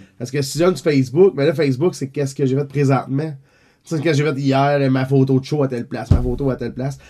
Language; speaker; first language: French; native; French